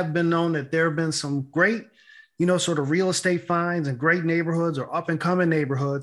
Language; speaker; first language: English; native; English